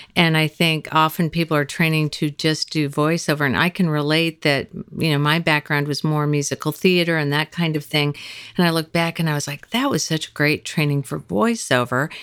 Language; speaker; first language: English; native; English